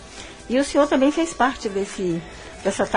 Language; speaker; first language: Portuguese; native; Portuguese